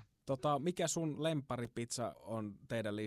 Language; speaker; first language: Finnish; native; Finnish